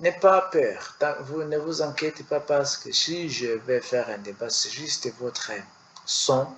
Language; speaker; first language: French; non-native, learner; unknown